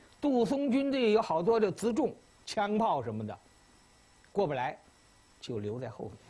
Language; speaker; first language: Chinese; native; Chinese